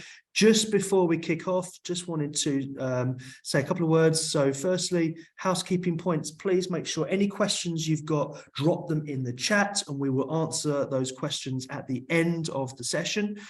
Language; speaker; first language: English; native; English